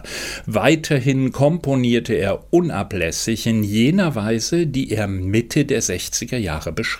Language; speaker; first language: German; native; German